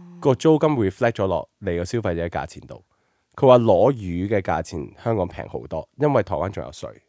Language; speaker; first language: Cantonese; early bilingual, heritage; Cantonese